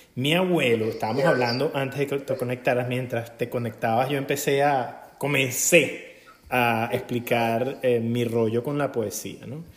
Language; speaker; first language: Spanish; native; Spanish